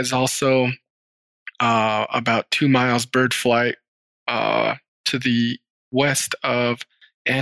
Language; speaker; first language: English; early bilingual, other home language; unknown